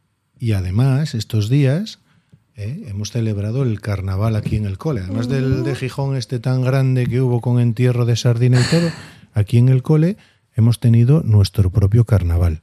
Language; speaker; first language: Spanish; native; Spanish